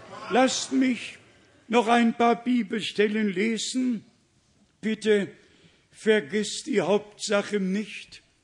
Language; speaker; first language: German; native; German